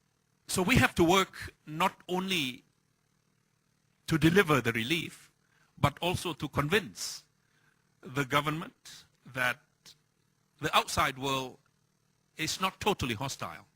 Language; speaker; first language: English; non-native, fluent; Thai